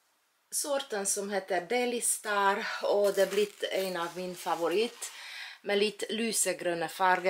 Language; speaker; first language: Swedish; non-native, learner; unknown